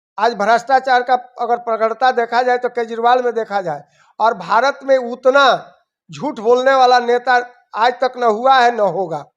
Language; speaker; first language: Hindi; native; Hindi